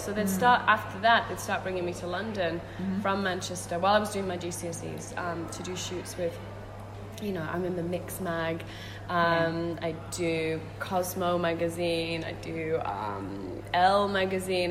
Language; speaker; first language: English; native; English